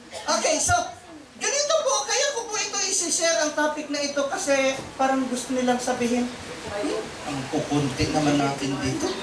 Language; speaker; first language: Filipino; non-native, local second language; Cebuano